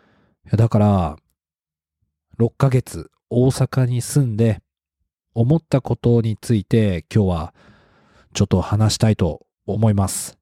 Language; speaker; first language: Japanese; non-native, fluent; English